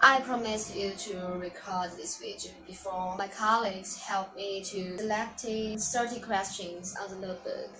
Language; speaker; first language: English; non-native, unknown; Chinese